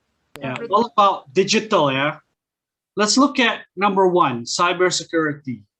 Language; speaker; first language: English; non-native, fluent; Indonesian